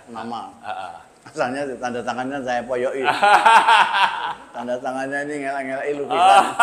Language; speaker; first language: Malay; non-native, local second language; Javanese